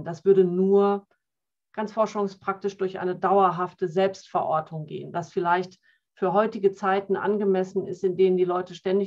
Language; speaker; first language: German; native; German